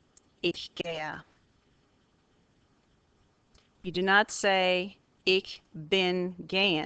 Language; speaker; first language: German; non-native, fluent; English